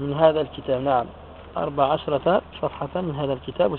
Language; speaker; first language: Arabic; non-native, fluent; French